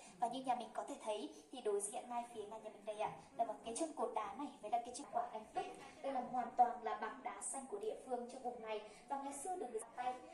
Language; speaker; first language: Vietnamese; non-native, local second language; Hmong